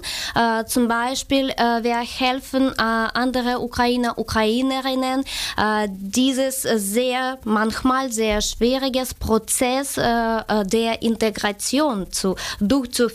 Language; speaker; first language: German; non-native, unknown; Ukrainian